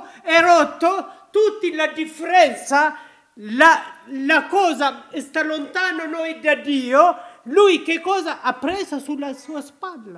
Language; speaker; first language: Italian; non-native, learner; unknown